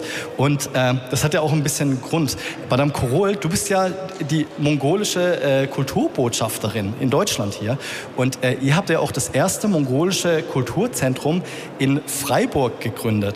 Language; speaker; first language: German; native; German